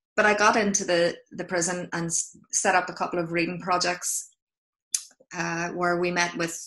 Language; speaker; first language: English; native; English